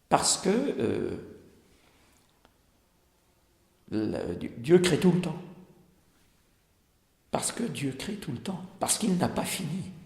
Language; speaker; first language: French; native; French